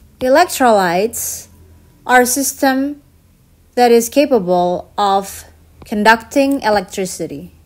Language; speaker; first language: English; non-native, fluent; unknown